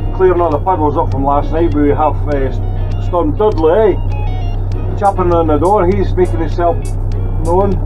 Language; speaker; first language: English; native; English